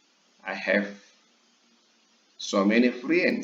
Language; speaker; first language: English; non-native, fluent; Indonesian